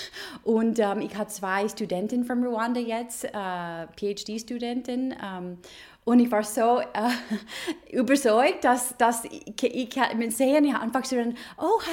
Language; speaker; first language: German; non-native, learner; English